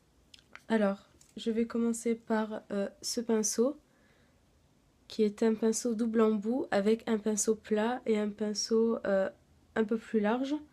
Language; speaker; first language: French; native; French